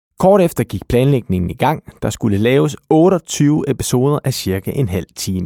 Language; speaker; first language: Danish; native; Danish